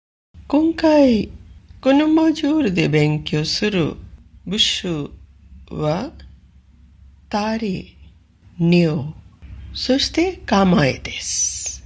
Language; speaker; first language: Japanese; non-native, fluent; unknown